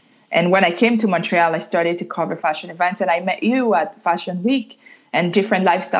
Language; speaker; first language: English; non-native, fluent; French